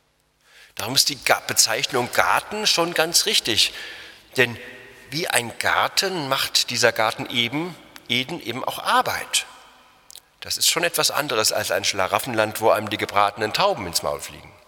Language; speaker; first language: German; native; German